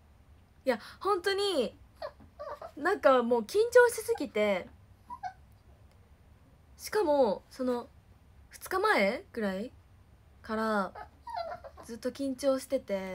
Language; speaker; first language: Japanese; native; Japanese